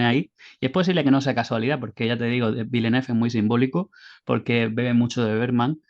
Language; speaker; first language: Spanish; native; Spanish